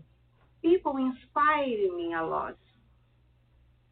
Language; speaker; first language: English; non-native, learner; Portuguese